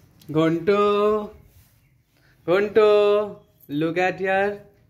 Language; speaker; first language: English; non-native, local second language; Bangla